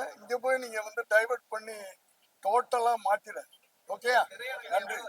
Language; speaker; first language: Tamil; native; Tamil